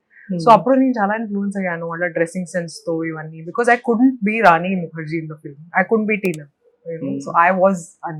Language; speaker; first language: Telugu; non-native, fluent; Hindi